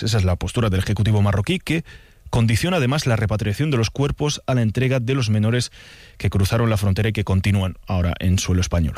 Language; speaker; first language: Spanish; native; Spanish